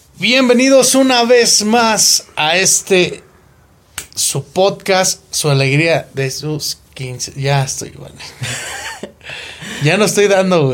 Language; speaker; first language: Spanish; native; Spanish